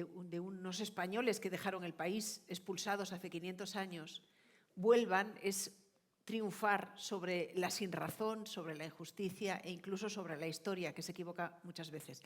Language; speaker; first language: Spanish; native; Spanish